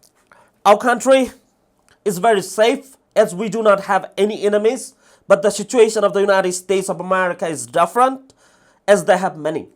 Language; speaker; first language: English; non-native, fluent; Nepali